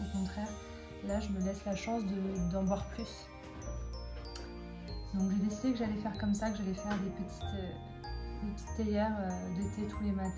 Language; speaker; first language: French; native; French